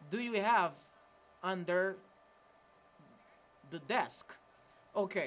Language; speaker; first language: English; non-native, fluent; Haitian Creole